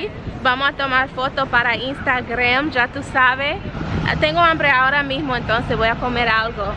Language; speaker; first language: Spanish; non-native, fluent; English